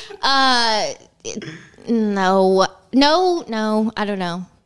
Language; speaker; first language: English; native; English